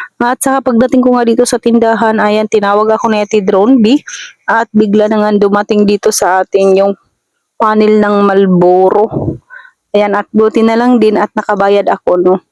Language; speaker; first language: Filipino; non-native, local second language; Masbatenyo